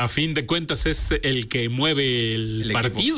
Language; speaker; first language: Spanish; native; Spanish